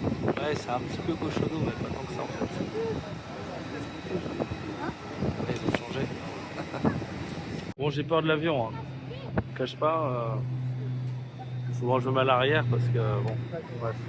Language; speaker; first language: French; native; French